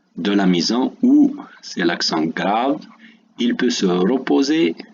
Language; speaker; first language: French; non-native, local second language; Arabic